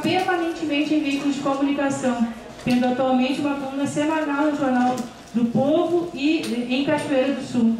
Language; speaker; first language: Portuguese; native; Portuguese